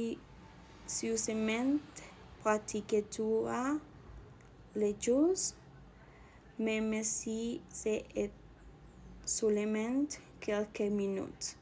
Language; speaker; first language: French; non-native, learner; Spanish